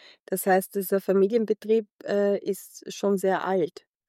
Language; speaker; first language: German; native; German